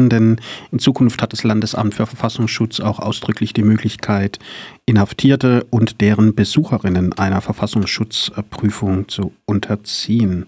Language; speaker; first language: German; native; German